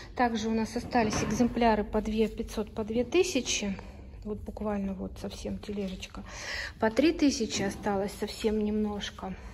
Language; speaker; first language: Russian; native; Russian